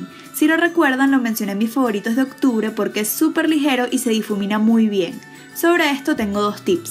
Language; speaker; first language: Spanish; native; Spanish